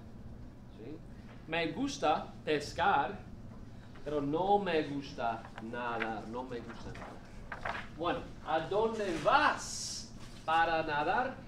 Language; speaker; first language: Spanish; non-native, fluent; English